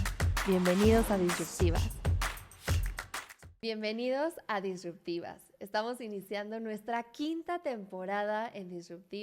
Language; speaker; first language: Spanish; native; Spanish